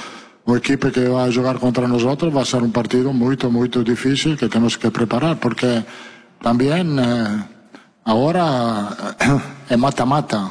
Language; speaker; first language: Portuguese; non-native, learner; Italian